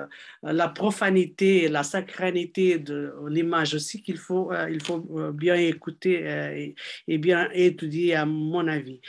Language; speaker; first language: French; non-native, fluent; Portuguese